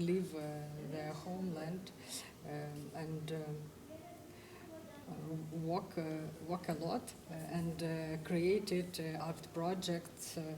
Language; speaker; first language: English; non-native, fluent; Ukrainian